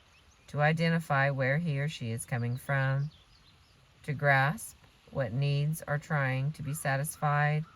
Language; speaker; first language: English; native; English